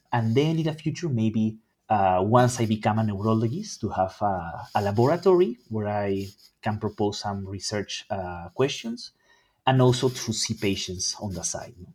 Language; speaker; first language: English; non-native, fluent; Spanish